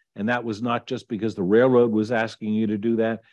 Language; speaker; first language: English; native; English